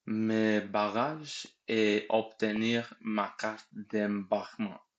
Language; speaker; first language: French; non-native, learner; English